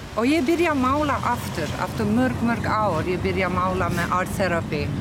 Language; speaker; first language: Icelandic; non-native, learner; Albanian